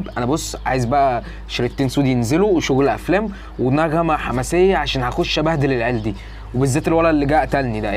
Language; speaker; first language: Arabic; native; Arabic